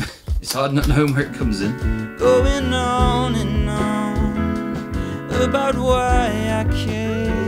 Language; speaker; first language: English; native; English